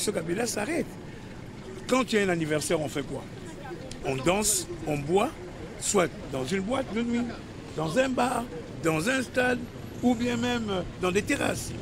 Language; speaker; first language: French; non-native, local second language; Kongo